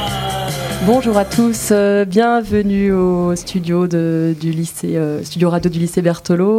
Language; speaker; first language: French; native; French